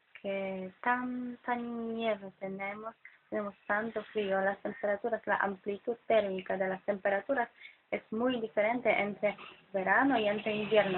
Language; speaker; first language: Spanish; non-native, fluent; Polish